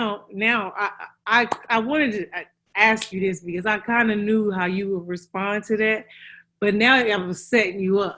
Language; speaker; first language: English; native; English